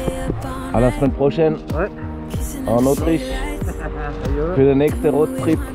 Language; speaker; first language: German; non-native, fluent; French